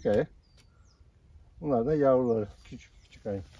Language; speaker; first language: Turkish; native; Turkish